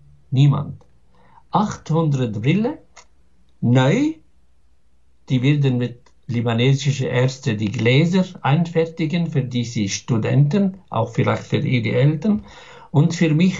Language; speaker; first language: German; non-native, fluent; Arabic